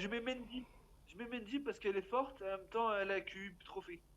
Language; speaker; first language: French; native; French